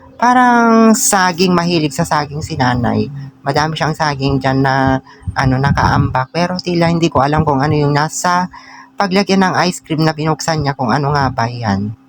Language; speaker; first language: Filipino; non-native, local second language; Iloko